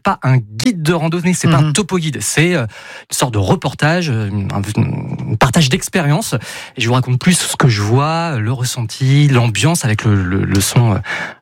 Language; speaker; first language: French; native; French